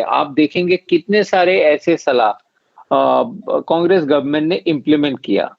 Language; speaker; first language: Hindi; non-native, local second language; Assamese